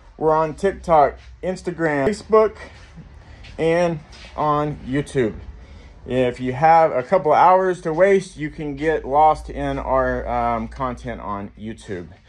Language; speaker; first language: English; native; English